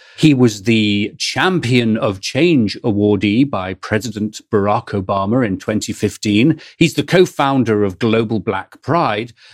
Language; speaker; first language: English; native; English